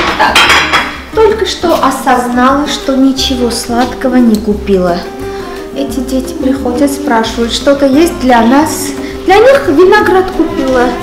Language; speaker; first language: Russian; non-native, local second language; Armenian